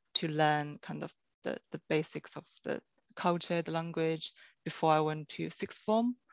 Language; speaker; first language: English; non-native, fluent; Chinese